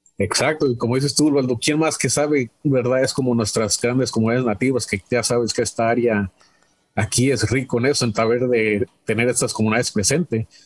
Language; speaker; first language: Spanish; native; Spanish